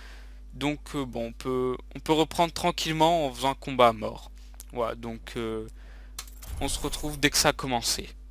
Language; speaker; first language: French; native; French